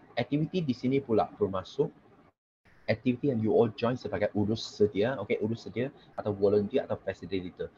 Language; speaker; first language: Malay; non-native, local second language; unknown